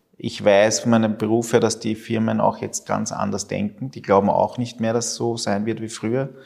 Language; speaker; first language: German; early bilingual, other home language; Spanish